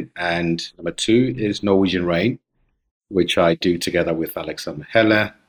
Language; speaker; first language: English; non-native, local second language; Akan